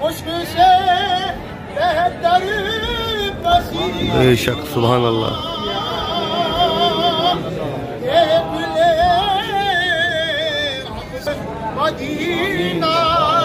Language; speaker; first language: Urdu; native; Urdu